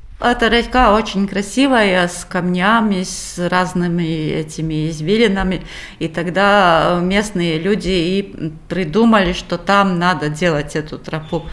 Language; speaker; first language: Russian; non-native, local second language; Latvian